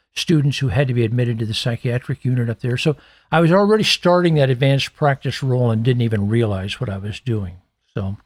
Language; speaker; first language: English; native; English